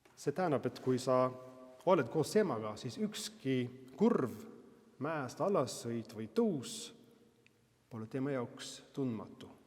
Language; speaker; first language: Estonian; non-native, fluent; Norwegian